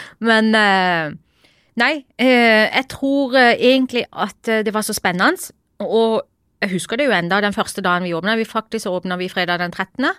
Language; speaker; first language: Norwegian; early bilingual, other home language; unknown